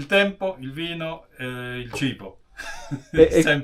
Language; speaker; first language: Italian; non-native, fluent; German